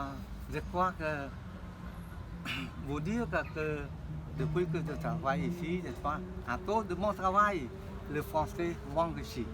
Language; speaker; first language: French; non-native, fluent; Khmer